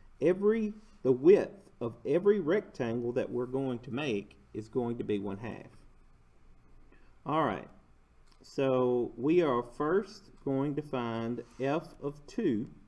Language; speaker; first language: English; native; English